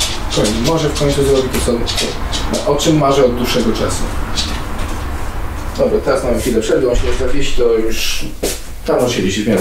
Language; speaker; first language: Polish; native; Polish